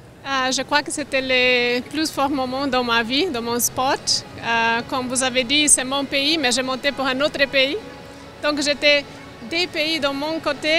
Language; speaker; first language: French; non-native, learner; Portuguese